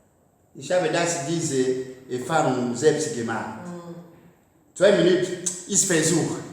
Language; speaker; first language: German; non-native, learner; French